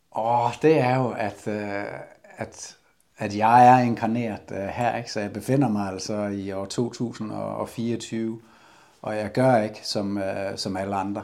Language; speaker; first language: Danish; native; Danish